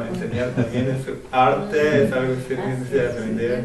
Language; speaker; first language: Spanish; non-native, fluent; German